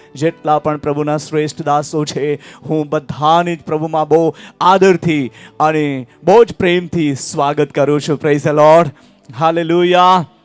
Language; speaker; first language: Gujarati; non-native, local second language; Marathi